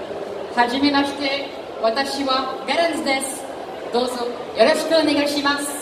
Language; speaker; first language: Japanese; non-native, learner; French